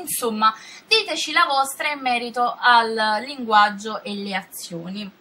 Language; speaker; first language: Italian; native; Italian